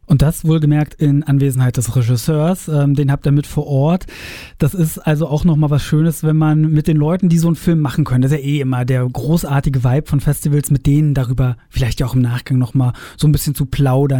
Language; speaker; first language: German; native; German